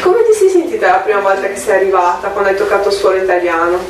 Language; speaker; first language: Italian; native; Italian